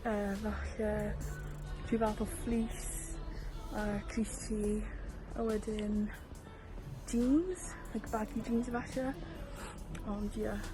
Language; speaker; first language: Welsh; non-native, local second language; English